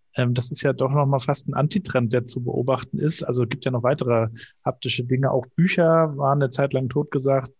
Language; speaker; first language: German; native; German